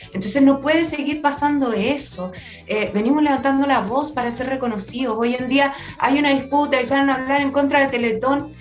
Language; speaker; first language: Spanish; native; Spanish